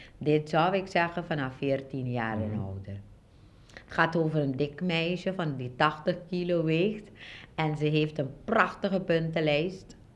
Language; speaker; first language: Dutch; non-native, local second language; Papiamento